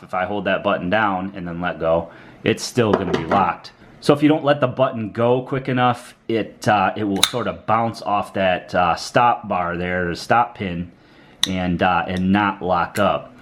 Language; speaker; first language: English; native; English